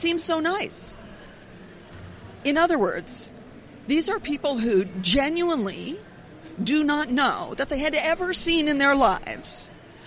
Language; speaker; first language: English; native; English